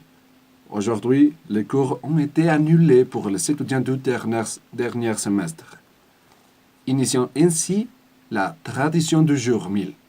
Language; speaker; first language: French; non-native, learner; Spanish